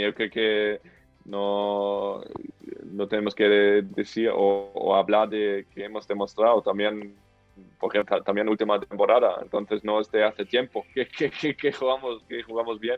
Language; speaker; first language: Spanish; non-native, fluent; German